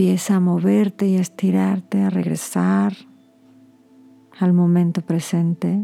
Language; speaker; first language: Spanish; native; Spanish